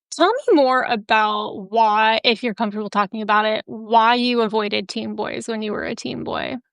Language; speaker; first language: English; native; English